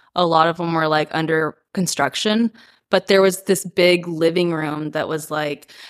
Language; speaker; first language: English; early bilingual, other home language; Spanish